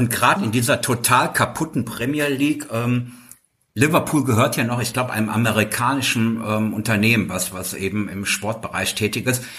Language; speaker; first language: German; native; German